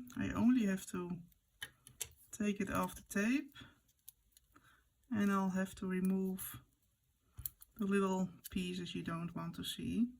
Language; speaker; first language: English; non-native, fluent; Dutch